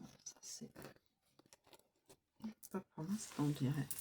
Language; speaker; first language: French; native; French